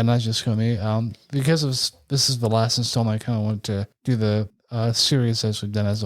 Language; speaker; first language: English; native; English